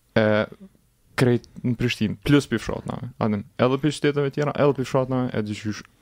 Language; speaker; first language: Albanian; native; Albanian